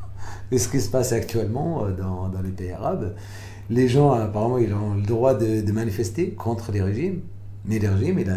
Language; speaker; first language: French; non-native, fluent; Arabic